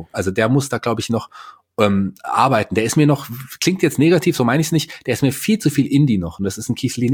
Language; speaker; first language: German; native; German